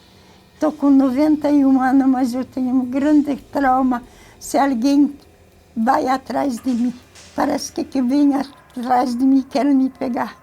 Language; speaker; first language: Portuguese; early bilingual, other home language; Ukrainian